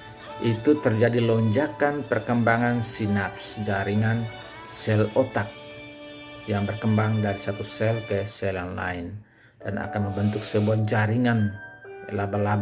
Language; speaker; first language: Indonesian; native; Indonesian